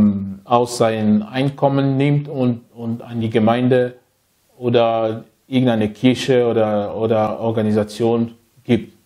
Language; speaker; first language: German; non-native, fluent; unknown